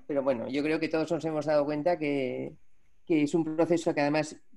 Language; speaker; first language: Spanish; native; Spanish